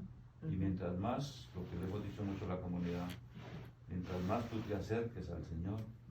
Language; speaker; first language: Spanish; native; Spanish